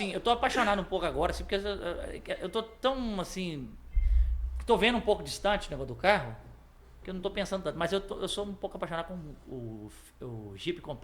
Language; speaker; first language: Portuguese; native; Portuguese